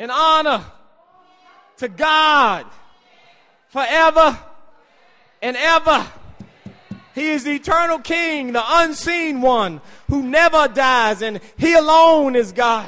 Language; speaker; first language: English; native; English